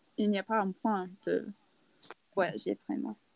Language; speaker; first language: French; non-native, learner; English